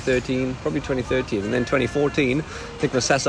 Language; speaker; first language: English; native; English